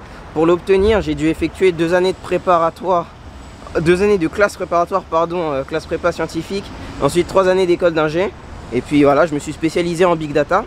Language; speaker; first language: French; native; French